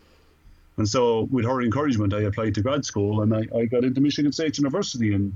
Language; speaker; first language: English; native; English